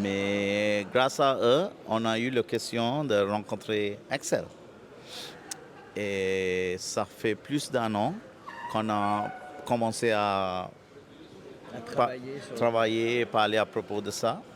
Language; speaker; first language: French; non-native, fluent; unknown